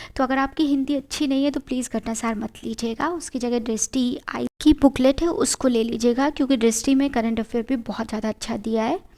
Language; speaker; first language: Hindi; native; Hindi